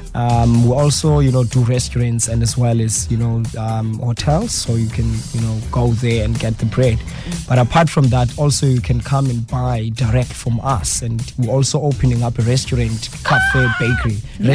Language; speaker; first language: English; non-native, local second language; Xhosa